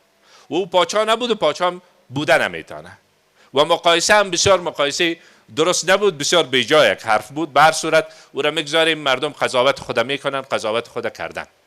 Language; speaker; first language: Persian; native; Persian